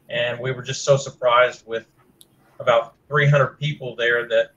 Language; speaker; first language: English; native; English